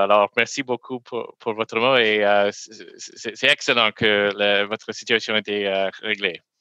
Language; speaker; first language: French; non-native, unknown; English